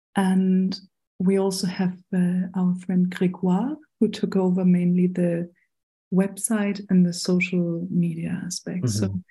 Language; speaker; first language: English; non-native, fluent; German